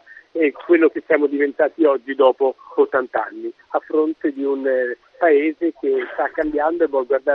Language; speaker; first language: Italian; native; Italian